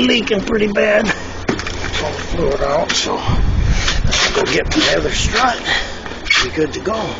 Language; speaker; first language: English; native; English